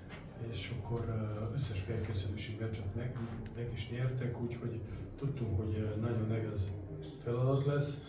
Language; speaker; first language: Hungarian; non-native, fluent; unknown